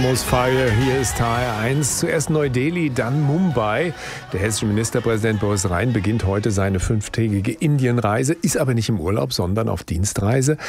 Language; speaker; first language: German; native; German